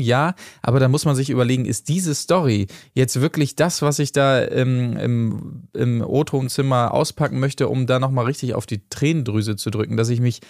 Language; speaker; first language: German; native; German